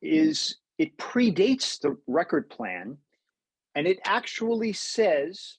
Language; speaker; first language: English; native; English